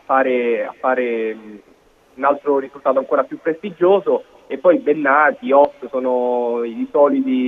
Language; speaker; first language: Italian; native; Italian